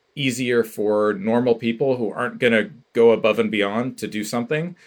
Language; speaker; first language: English; native; English